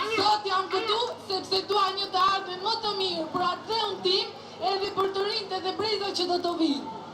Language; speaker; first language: Albanian; early bilingual, heritage; Albanian